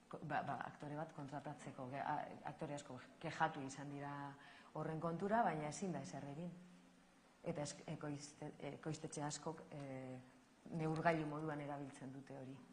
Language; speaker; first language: Basque; native; Basque